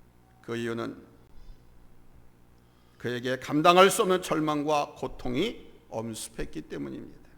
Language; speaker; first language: Korean; native; Korean